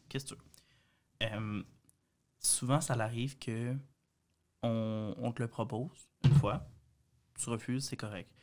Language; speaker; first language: French; native; French